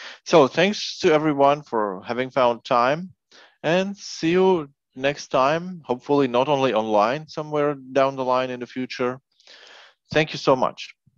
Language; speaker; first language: English; non-native, fluent; Ukrainian